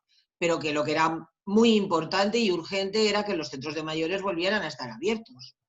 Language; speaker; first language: Spanish; native; Spanish